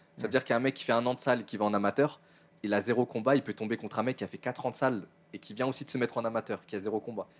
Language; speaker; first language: French; native; French